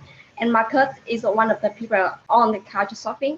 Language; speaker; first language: English; non-native, learner; Vietnamese